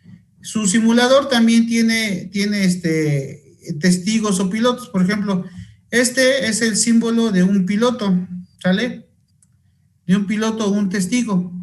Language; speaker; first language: Spanish; native; Spanish